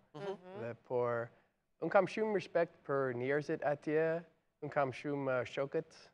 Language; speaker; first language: Albanian; non-native, learner; English